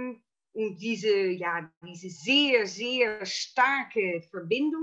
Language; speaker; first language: German; non-native, fluent; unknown